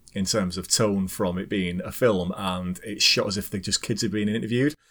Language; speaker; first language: English; native; English